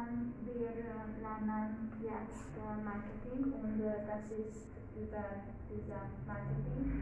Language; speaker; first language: German; non-native, learner; Hungarian